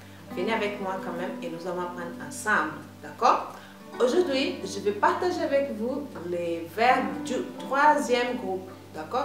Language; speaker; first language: French; non-native, fluent; Portuguese